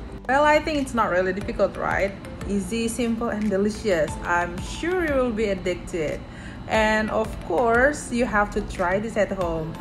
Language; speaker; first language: English; non-native, fluent; Indonesian